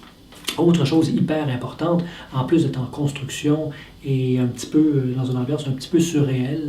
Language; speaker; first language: French; native; French